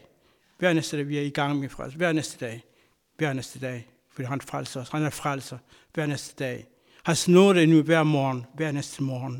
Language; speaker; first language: Danish; non-native, fluent; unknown